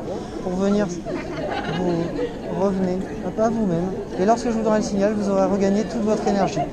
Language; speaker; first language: French; native; French